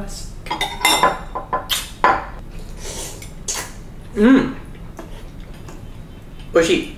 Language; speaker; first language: Japanese; non-native, learner; Vietnamese